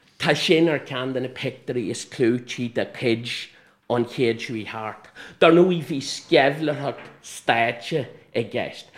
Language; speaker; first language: Irish; non-native, local second language; English